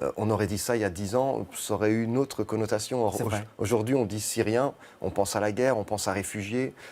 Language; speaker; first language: French; early bilingual, other home language; Arabic